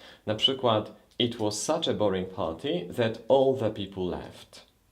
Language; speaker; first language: English; non-native, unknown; Polish